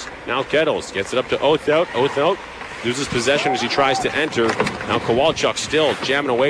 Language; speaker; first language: English; native; English